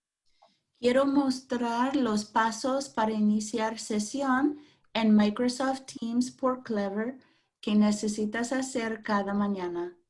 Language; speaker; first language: Spanish; non-native, fluent; English